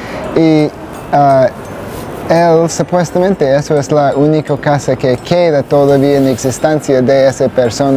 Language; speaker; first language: Spanish; non-native, learner; English